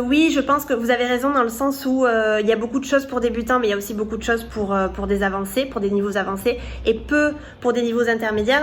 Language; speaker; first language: French; native; French